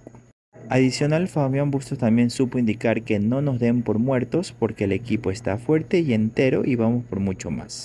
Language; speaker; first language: Spanish; native; Spanish